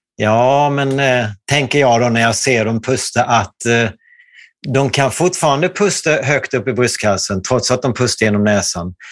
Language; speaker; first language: Swedish; native; Swedish